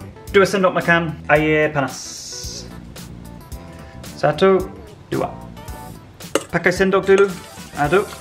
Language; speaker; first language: Indonesian; non-native, learner; English